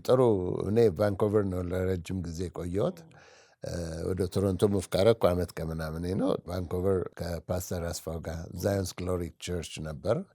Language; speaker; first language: Amharic; native; Amharic